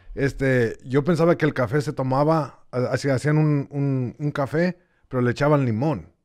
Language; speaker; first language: Spanish; early bilingual, heritage; Spanish